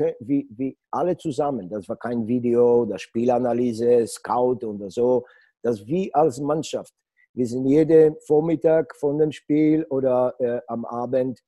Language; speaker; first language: German; non-native, learner; Polish